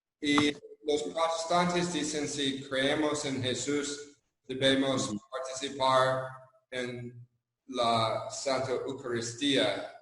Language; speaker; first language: Spanish; non-native, fluent; English